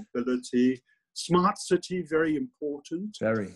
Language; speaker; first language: English; non-native, local second language; Cantonese